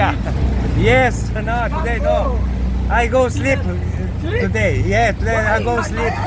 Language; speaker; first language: English; non-native, learner; Slovenian